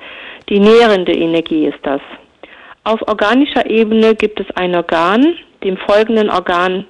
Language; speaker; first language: German; native; German